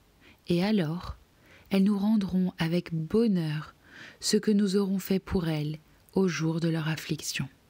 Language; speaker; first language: French; native; French